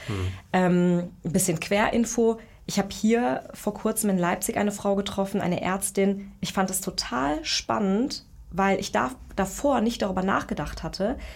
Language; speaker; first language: German; early bilingual, other home language; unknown